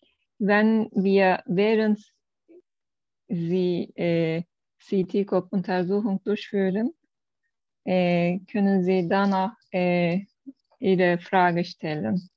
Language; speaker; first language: German; non-native, learner; Turkish